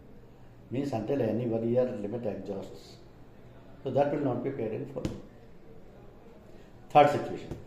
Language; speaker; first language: English; non-native, local second language; Hindi